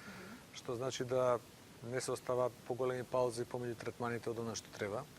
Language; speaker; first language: Macedonian; native; Macedonian